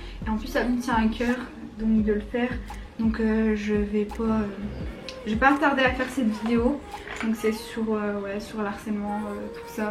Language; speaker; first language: French; native; French